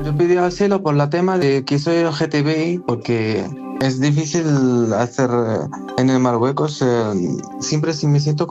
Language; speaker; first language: Spanish; non-native, learner; Arabic